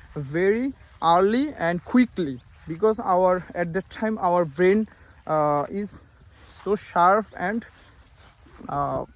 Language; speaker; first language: English; non-native, local second language; Bangla